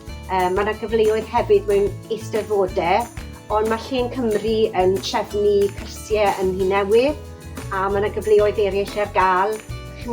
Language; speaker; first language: Welsh; native; Welsh